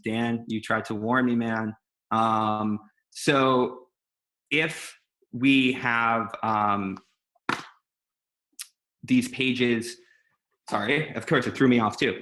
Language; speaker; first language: English; native; English